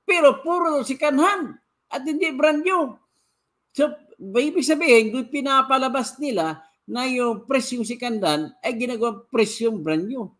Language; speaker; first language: Filipino; non-native, local second language; Cebuano